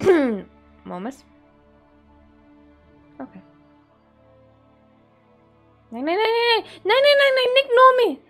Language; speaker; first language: German; non-native, learner; English